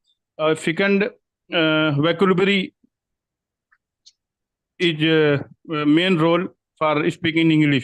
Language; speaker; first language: English; non-native, learner; Hindi